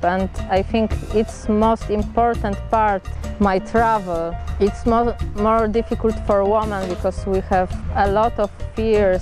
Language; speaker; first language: English; non-native, learner; Polish